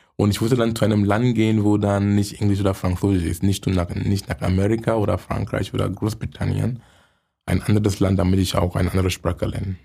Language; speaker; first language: German; non-native, fluent; English